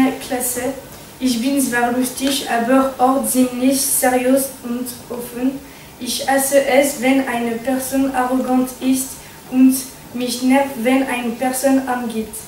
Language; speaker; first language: German; non-native, learner; French